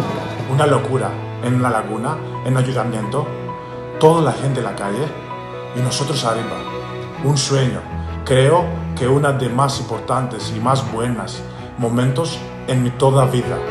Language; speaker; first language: Spanish; non-native, learner; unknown